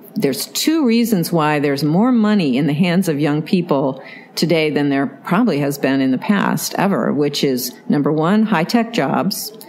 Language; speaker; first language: English; native; English